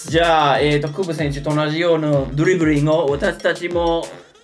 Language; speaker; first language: Japanese; non-native, fluent; English